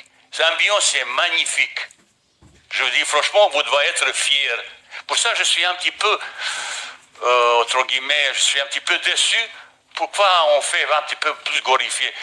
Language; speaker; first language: French; non-native, fluent; Bosnian